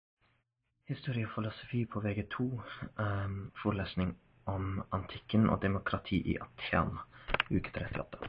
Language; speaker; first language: Norwegian; non-native, fluent; English